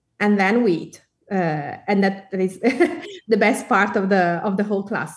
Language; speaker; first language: English; non-native, fluent; Italian